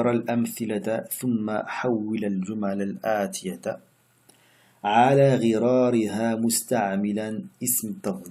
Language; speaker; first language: Arabic; non-native, fluent; French